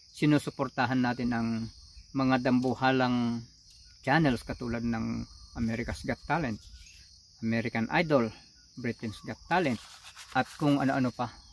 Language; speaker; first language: Filipino; non-native, local second language; Iloko